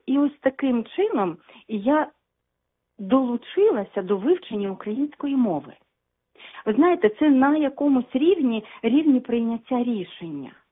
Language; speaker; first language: Ukrainian; non-native, local second language; Russian